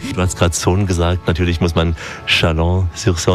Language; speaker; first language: German; native; German